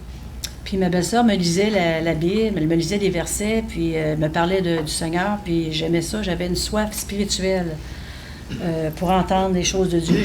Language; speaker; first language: French; native; French